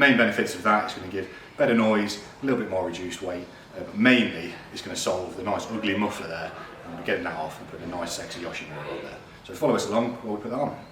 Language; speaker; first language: English; native; English